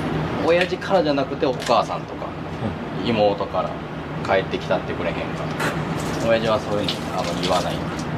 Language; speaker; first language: Japanese; native; Japanese